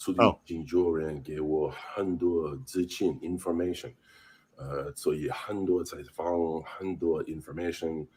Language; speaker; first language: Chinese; non-native, learner; English